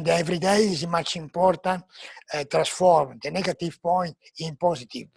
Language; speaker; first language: English; non-native, learner; Italian